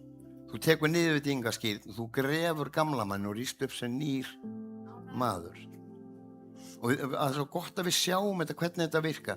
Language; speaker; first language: Icelandic; native; Icelandic